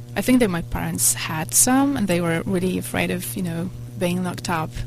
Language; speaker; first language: English; non-native, fluent; Polish